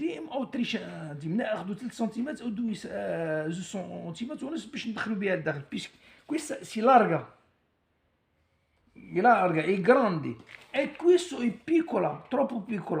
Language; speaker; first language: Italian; non-native, learner; Arabic